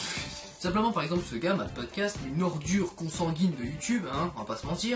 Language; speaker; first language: French; native; French